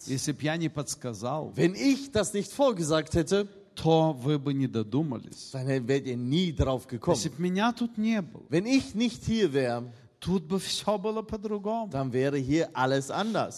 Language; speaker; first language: German; non-native, fluent; Russian